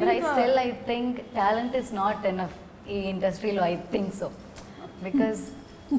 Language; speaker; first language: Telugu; non-native, learner; Malayalam